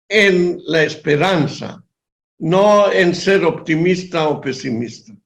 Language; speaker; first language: Spanish; non-native, fluent; Hebrew